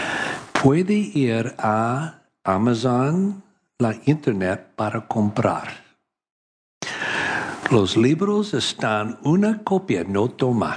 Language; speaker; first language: Spanish; non-native, learner; English